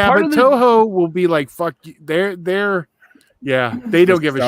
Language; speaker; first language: English; native; English